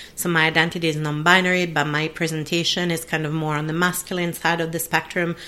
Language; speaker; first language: English; non-native, fluent; Italian